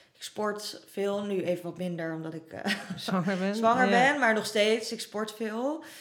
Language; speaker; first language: Dutch; native; Dutch